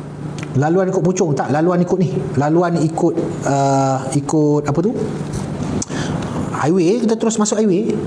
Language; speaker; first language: Malay; native; Malay